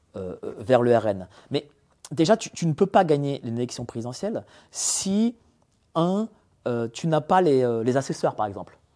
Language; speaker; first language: French; early bilingual, other home language; Polish